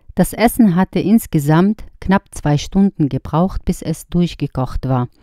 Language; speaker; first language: German; non-native, fluent; Arabic